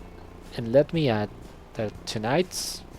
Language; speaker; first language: English; non-native, fluent; Spanish